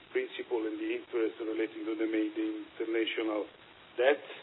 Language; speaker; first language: English; non-native, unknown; Italian